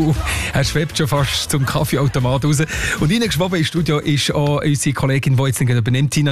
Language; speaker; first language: German; native; German